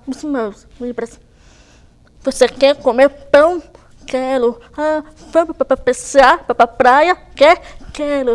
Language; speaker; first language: Portuguese; non-native, local second language; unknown